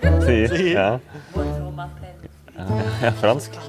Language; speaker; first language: Norwegian; native; Norwegian